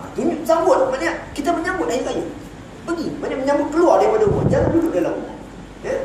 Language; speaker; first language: Malay; native; Malay